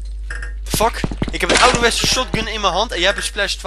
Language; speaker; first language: Dutch; native; Dutch